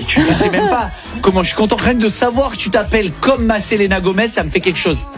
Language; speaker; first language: French; native; French